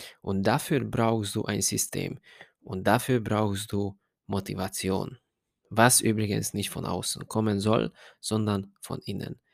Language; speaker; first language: German; non-native, fluent; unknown